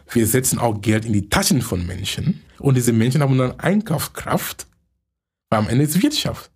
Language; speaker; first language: German; non-native, fluent; English